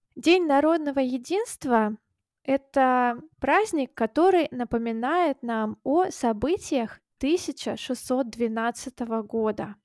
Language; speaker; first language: Russian; native; Russian